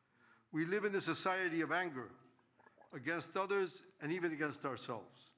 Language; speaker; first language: English; non-native, fluent; Spanish